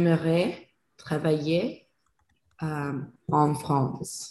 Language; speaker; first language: French; non-native, learner; Spanish